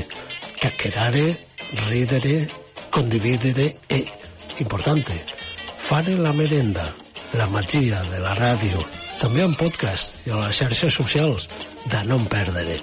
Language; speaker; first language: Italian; non-native, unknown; Catalan